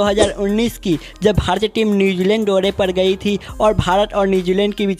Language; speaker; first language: Hindi; native; Hindi